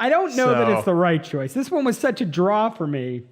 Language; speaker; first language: English; native; English